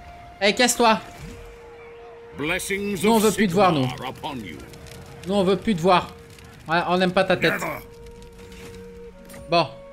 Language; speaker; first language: French; native; French